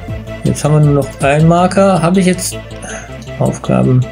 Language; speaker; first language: German; native; German